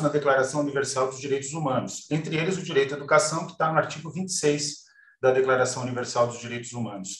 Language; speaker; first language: Portuguese; native; Portuguese